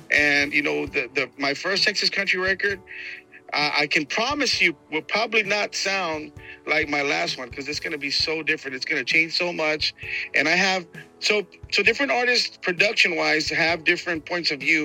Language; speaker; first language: English; early bilingual, other home language; Spanish